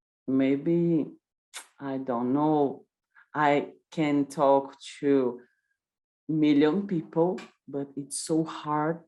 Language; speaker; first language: English; non-native, learner; Portuguese